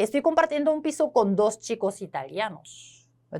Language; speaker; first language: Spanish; non-native, fluent; Korean